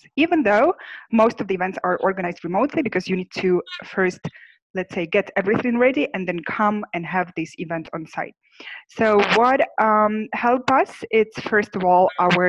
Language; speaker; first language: English; non-native, fluent; Ukrainian